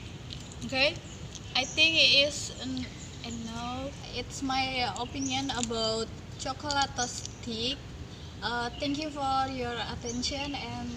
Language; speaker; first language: English; non-native, learner; Indonesian